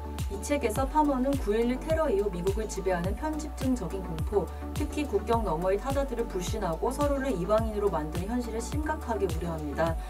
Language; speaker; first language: Korean; native; Korean